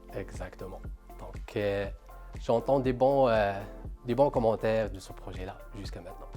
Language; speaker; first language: French; non-native, local second language; Arabic